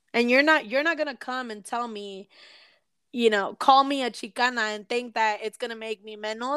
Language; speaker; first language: English; early bilingual, other home language; Spanish